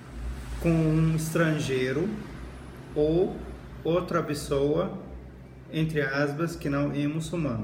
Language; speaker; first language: Portuguese; non-native, fluent; Arabic